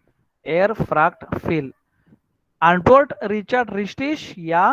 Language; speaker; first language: German; non-native, learner; Marathi